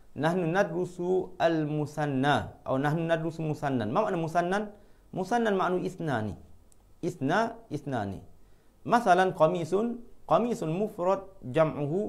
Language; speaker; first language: Arabic; non-native, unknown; Malay